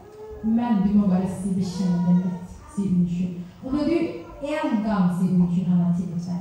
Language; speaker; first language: Norwegian; non-native, fluent; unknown